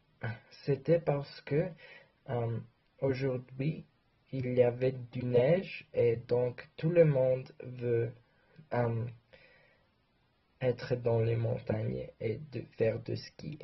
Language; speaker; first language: French; non-native, learner; English